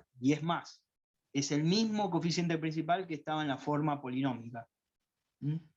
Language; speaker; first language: Spanish; native; Spanish